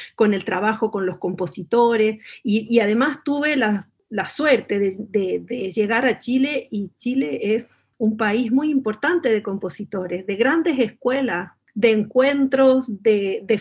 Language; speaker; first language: Spanish; native; Spanish